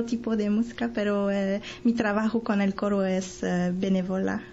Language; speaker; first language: Spanish; non-native, learner; French